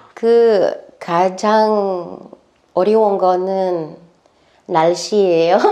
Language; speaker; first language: Korean; non-native, learner; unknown